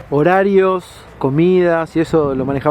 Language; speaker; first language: Spanish; native; Spanish